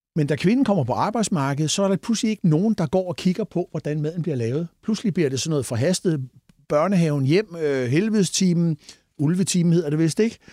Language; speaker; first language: Danish; native; Danish